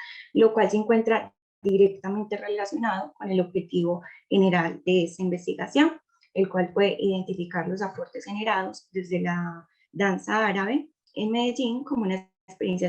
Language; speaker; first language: Spanish; native; Spanish